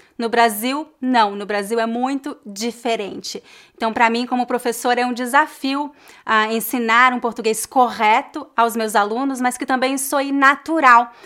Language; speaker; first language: Portuguese; native; Portuguese